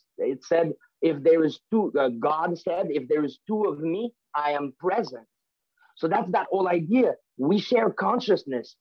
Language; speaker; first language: English; non-native, fluent; French